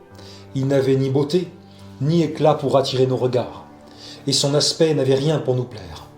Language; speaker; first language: French; native; French